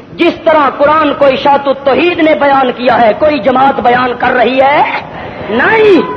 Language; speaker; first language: Urdu; non-native, local second language; Punjabi